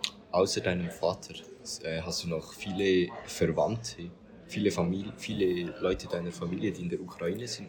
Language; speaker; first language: German; native; German